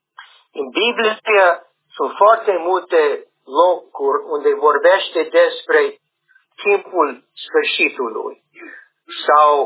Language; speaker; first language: Romanian; non-native, learner; English